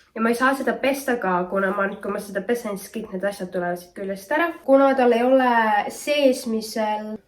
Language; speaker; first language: Estonian; native; Estonian